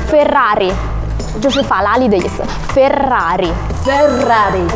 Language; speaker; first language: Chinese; non-native, fluent; Italian